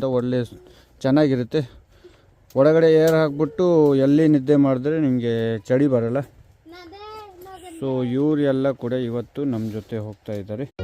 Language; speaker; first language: Kannada; non-native, fluent; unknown